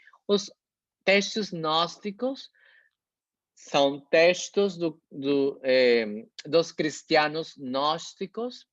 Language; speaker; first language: Portuguese; non-native, fluent; Spanish